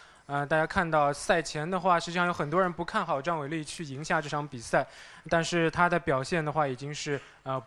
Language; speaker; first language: Chinese; native; Chinese